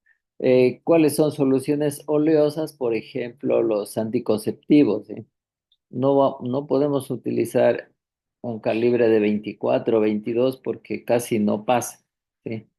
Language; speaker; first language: Spanish; native; Spanish